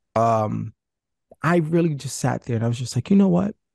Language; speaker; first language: English; native; English